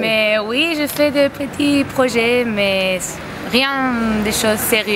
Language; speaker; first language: French; non-native, learner; Spanish